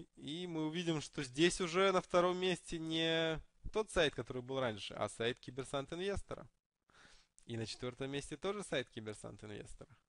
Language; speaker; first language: Russian; native; Russian